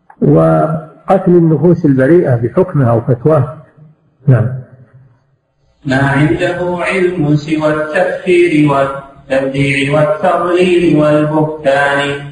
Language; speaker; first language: Arabic; native; Arabic